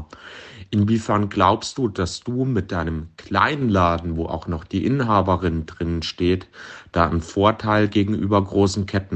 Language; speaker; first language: German; native; German